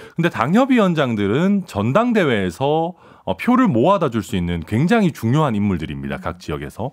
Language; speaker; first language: Korean; native; Korean